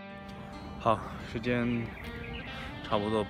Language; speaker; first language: Chinese; non-native, fluent; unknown